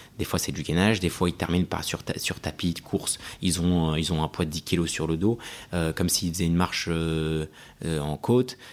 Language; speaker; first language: French; early bilingual, other home language; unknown